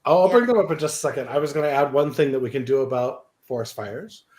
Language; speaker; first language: English; native; English